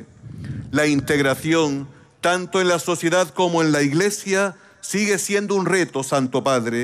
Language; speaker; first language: Spanish; native; Spanish